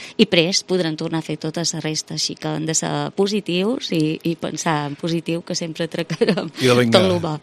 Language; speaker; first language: Catalan; native; Catalan